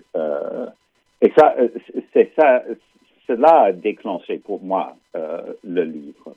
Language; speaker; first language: French; non-native, fluent; English